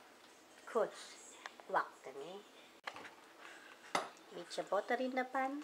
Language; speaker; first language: Dutch; non-native, learner; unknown